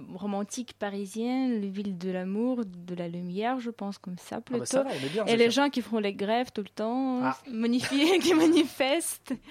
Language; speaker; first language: French; non-native, fluent; Russian